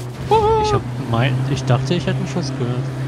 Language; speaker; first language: German; native; German